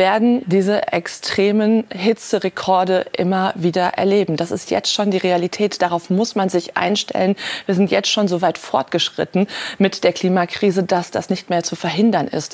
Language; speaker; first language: German; native; German